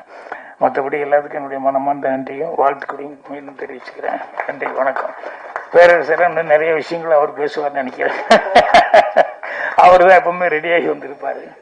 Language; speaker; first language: Tamil; native; Tamil